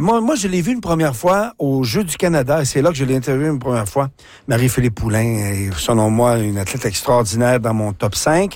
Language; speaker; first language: French; native; French